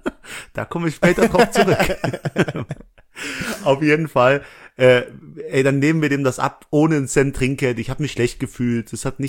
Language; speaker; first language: German; native; German